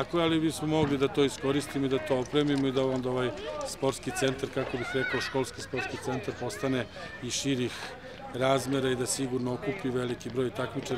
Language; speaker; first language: Serbian; native; Serbian